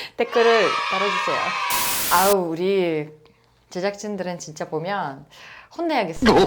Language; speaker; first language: Korean; non-native, fluent; Uzbek